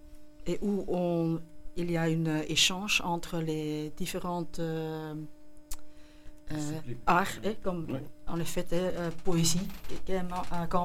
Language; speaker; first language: French; non-native, local second language; Dutch